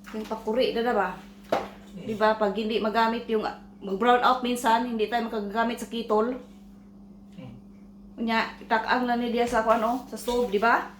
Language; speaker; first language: Filipino; non-native, local second language; Cebuano